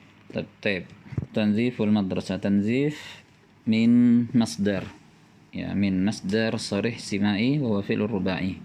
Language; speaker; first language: Arabic; non-native, fluent; Indonesian